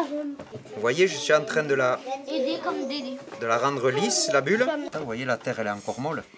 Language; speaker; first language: French; native; French